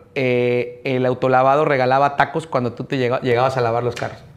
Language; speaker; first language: Spanish; native; Spanish